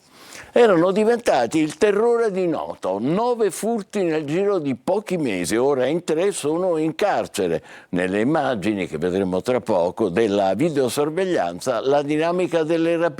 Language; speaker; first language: Italian; native; Italian